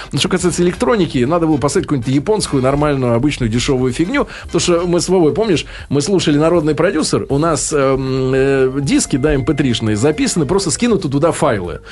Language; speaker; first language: Russian; native; Russian